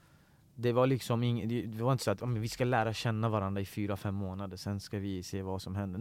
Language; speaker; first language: Swedish; early bilingual, other home language; Persian